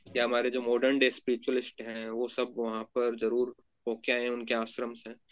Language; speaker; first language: Hindi; native; Hindi